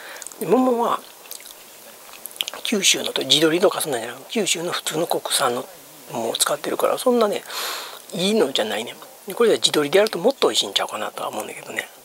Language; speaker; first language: Japanese; native; Japanese